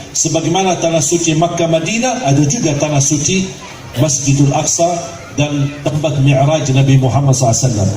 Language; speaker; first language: Malay; non-native, fluent; Arabic